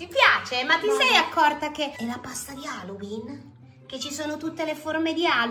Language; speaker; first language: Italian; native; Italian